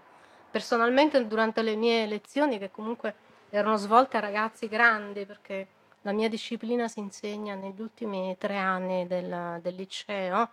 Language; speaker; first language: Italian; native; Italian